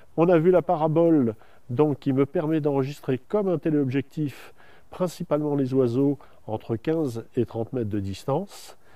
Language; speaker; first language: French; native; French